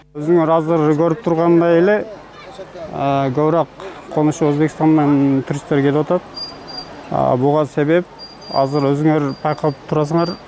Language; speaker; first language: Kyrgyz; native; Kyrgyz